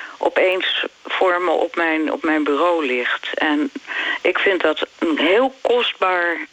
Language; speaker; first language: Dutch; native; Dutch